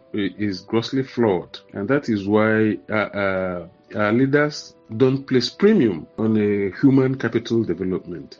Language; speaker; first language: English; non-native, local second language; Igbo